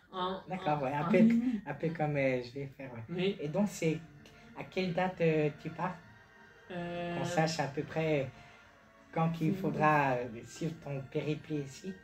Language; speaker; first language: French; native; French